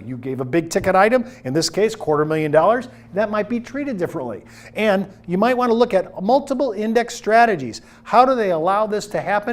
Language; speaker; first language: English; native; English